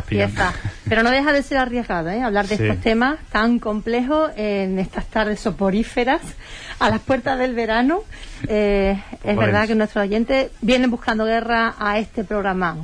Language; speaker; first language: Spanish; native; Spanish